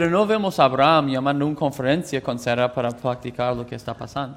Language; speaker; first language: Spanish; non-native, fluent; English